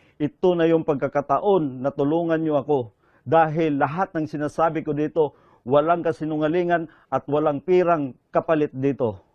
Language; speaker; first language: Filipino; native; Filipino